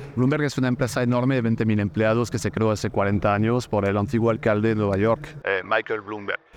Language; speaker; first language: Spanish; non-native, fluent; French